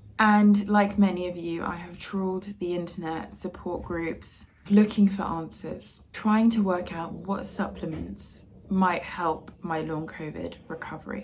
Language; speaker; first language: English; native; English